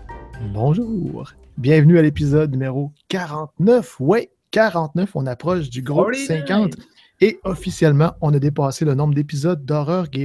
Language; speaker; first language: French; native; French